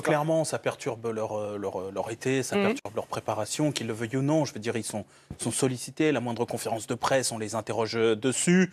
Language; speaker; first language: French; native; French